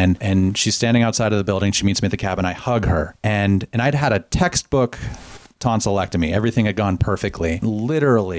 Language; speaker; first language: English; native; English